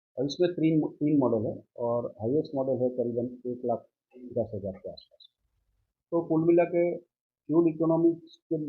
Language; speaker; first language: Hindi; non-native, local second language; Gujarati